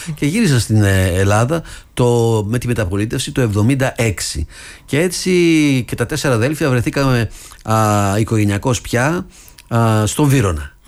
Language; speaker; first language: Greek; early bilingual, other home language; English